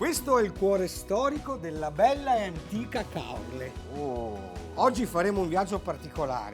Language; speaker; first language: Italian; native; Italian